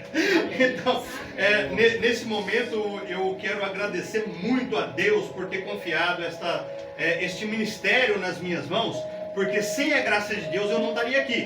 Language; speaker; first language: Portuguese; native; Portuguese